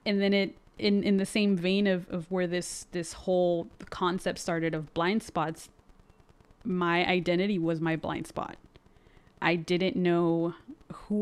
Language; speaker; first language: English; early bilingual, other home language; Spanish